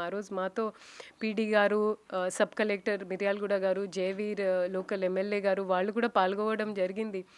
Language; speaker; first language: Telugu; non-native, fluent; Hindi